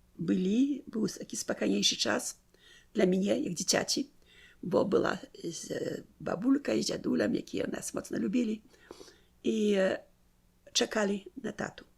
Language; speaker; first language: Belarusian; native; Belarusian